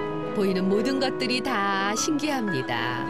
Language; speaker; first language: Korean; native; Korean